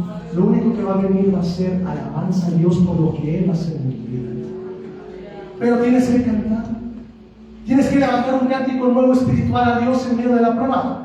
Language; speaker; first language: Spanish; native; Spanish